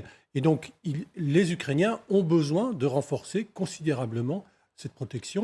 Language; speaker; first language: French; native; French